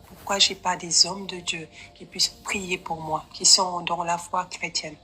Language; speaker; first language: French; non-native, local second language; Wolof